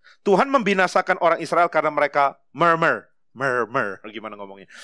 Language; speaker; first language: Indonesian; native; Indonesian